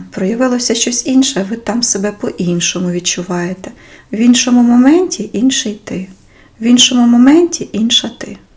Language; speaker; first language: Ukrainian; non-native, local second language; Russian